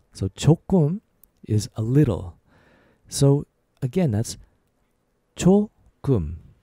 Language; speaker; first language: English; native; English